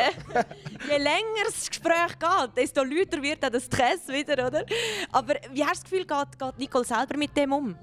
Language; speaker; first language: German; native; German